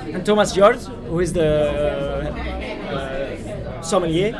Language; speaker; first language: English; non-native, fluent; Dutch